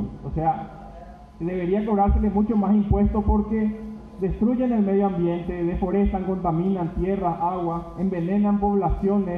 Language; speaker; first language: Spanish; native; Spanish